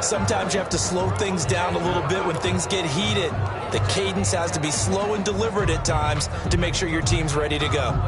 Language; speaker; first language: English; native; English